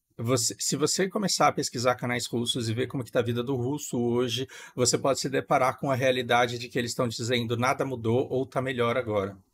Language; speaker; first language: Portuguese; native; Portuguese